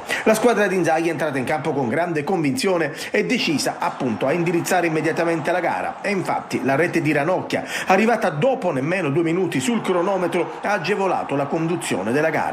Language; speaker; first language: Italian; native; Italian